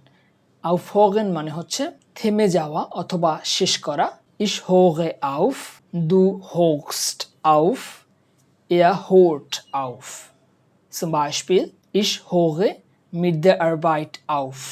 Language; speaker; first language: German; non-native, fluent; Bangla